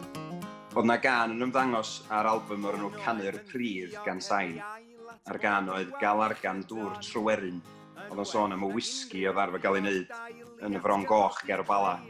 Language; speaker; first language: Welsh; native; Welsh